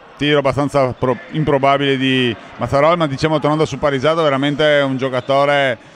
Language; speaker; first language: Italian; native; Italian